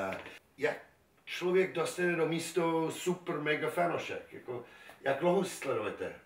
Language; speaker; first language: Czech; non-native, learner; English